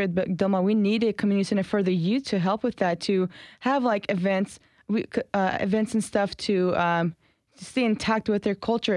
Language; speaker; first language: English; early bilingual, other home language; Kurdish